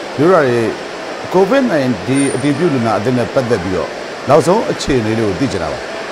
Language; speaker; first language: Burmese; native; Burmese